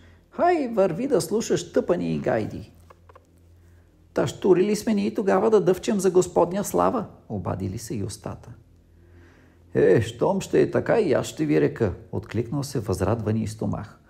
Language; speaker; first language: Bulgarian; native; Bulgarian